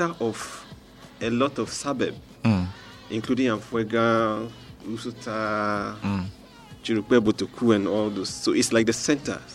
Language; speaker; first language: English; non-native, local second language; Ewe